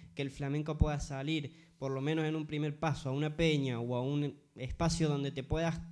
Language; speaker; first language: Spanish; native; Spanish